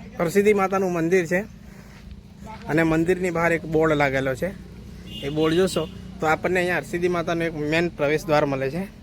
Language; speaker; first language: Gujarati; native; Gujarati